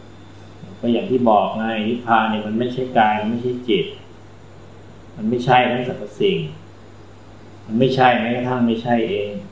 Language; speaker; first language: Thai; native; Thai